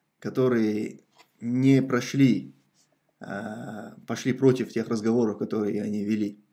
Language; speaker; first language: Russian; non-native, local second language; Chechen